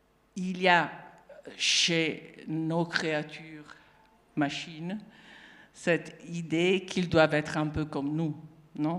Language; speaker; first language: French; non-native, fluent; Italian